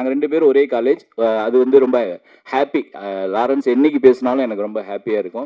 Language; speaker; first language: Tamil; native; Tamil